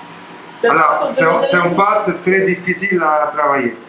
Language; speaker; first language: French; non-native, learner; Italian